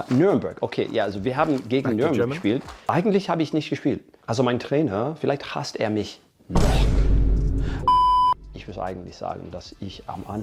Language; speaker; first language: German; non-native, fluent; English